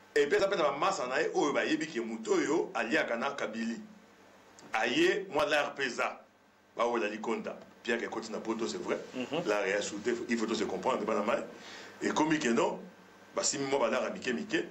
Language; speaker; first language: French; non-native, local second language; Lingala